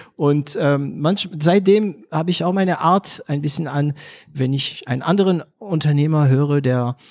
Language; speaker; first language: German; non-native, fluent; French